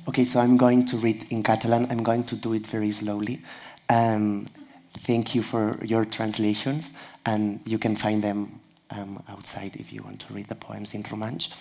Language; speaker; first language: English; non-native, fluent; Catalan